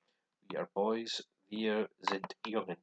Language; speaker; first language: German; non-native, learner; English